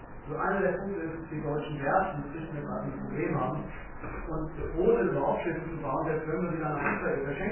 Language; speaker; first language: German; non-native, fluent; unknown